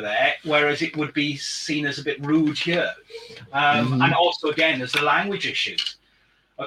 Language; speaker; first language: English; native; English